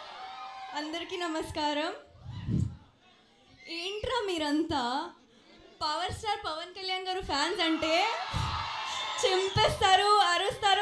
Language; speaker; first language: Telugu; non-native, local second language; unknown